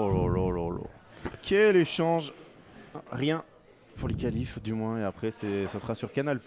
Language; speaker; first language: French; native; French